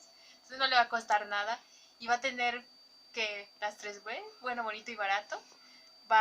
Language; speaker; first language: Spanish; native; Spanish